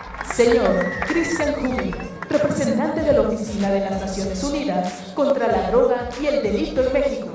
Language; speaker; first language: Spanish; native; Spanish